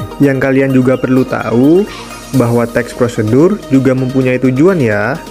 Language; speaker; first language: Indonesian; native; Indonesian